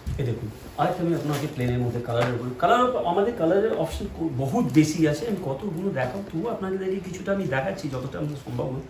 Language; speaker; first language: Bangla; non-native, local second language; Hindi